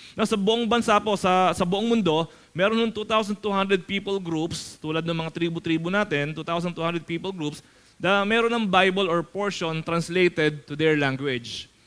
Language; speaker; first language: Filipino; native; Filipino